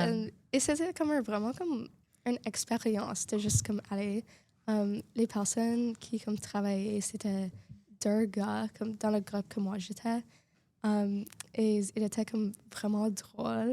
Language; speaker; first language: French; non-native, local second language; English